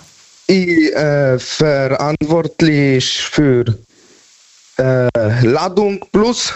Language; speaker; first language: German; non-native, learner; Polish